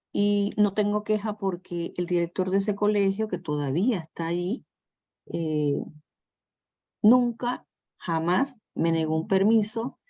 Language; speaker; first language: Spanish; native; Spanish